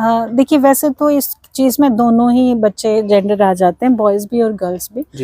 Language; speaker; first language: Hindi; native; Hindi